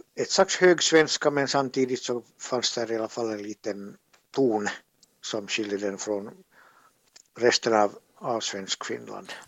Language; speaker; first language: Swedish; native; Swedish